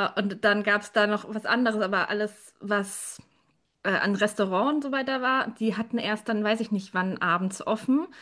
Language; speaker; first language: German; native; German